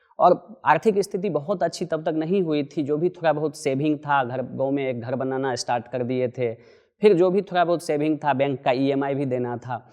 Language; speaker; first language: Hindi; non-native, local second language; Maithili